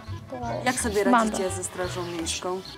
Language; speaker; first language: Polish; native; Polish